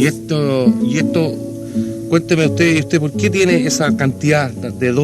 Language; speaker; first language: Spanish; native; Spanish